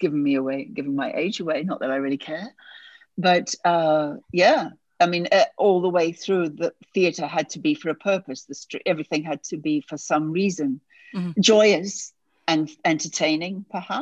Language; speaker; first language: English; native; English